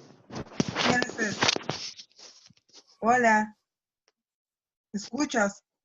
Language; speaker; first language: Spanish; non-native, learner; Russian